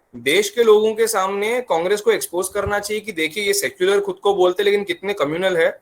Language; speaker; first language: Hindi; non-native, local second language; Marathi